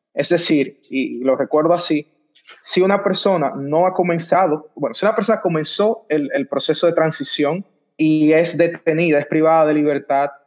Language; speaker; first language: Spanish; native; Spanish